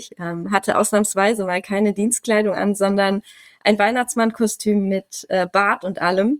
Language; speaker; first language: German; native; German